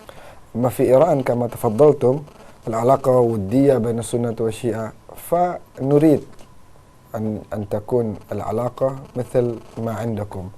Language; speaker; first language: Arabic; non-native, fluent; Indonesian